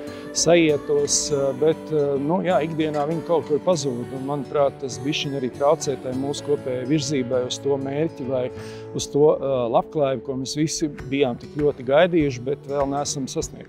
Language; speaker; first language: Latvian; native; Latvian